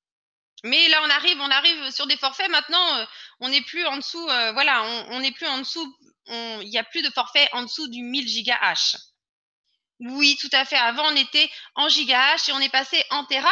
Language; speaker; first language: French; native; French